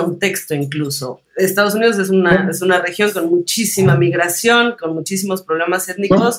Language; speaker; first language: Spanish; native; Spanish